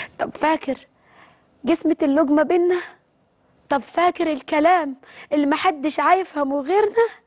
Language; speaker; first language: Arabic; native; Arabic